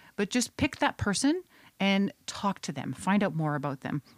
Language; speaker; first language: English; non-native, fluent; Dutch